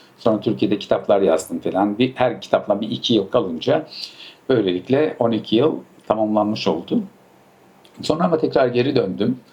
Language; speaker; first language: Turkish; early bilingual, heritage; Turkish